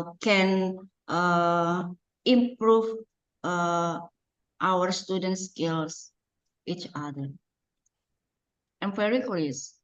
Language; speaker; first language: English; non-native, fluent; Indonesian